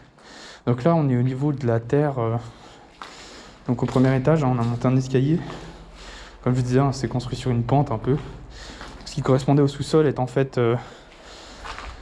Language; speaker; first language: French; native; French